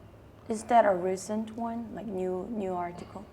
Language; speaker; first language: English; non-native, fluent; Korean